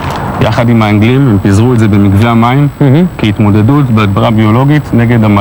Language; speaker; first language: Hebrew; native; Hebrew